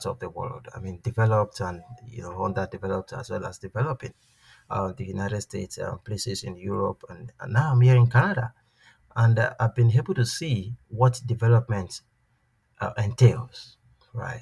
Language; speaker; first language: English; non-native, local second language; Yoruba